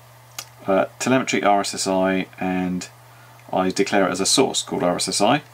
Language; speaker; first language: English; native; English